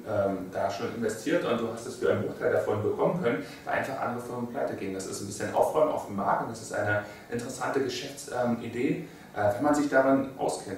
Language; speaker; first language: German; native; German